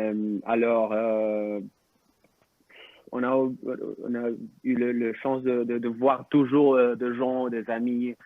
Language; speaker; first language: French; non-native, local second language; Spanish